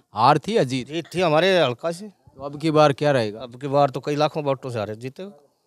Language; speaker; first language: Hindi; native; Hindi